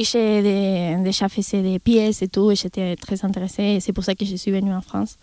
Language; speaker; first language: French; non-native, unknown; Spanish